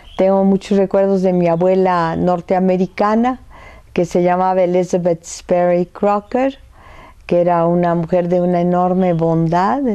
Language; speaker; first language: Spanish; early bilingual, other home language; French